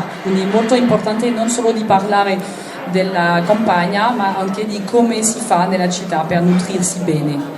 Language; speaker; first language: Italian; non-native, learner; French